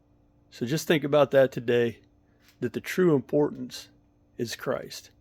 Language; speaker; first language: English; native; English